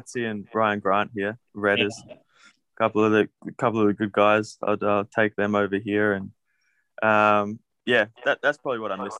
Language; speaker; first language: English; native; English